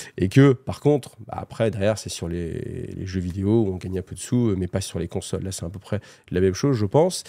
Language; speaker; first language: French; native; French